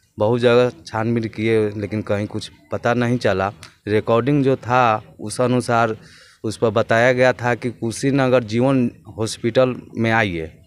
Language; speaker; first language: Hindi; native; Hindi